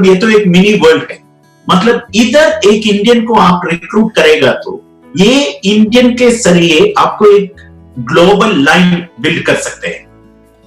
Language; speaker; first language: Hindi; non-native, local second language; Malayalam